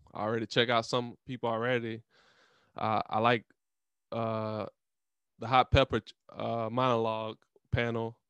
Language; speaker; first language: English; native; English